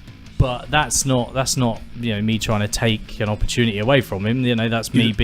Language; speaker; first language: English; native; English